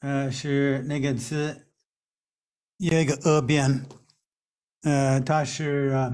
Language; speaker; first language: Chinese; non-native, fluent; English